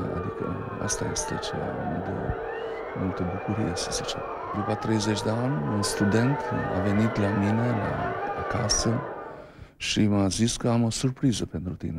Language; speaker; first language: Romanian; non-native, fluent; Albanian